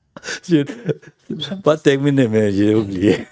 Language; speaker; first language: French; non-native, fluent; Tibetan